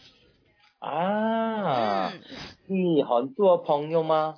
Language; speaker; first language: Chinese; non-native, learner; Korean